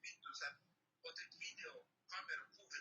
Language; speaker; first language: Finnish; non-native, learner; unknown